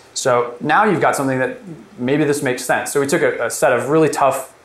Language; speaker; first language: English; native; English